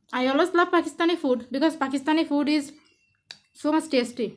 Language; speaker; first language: English; non-native, learner; Bangla